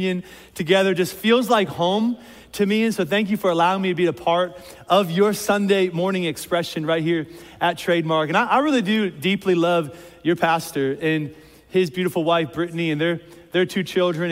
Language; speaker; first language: English; native; English